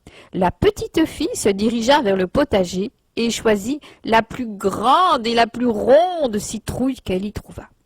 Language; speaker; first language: French; native; French